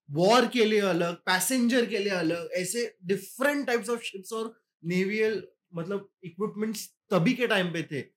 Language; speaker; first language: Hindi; non-native, local second language; Marathi